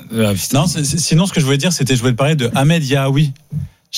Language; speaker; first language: French; native; French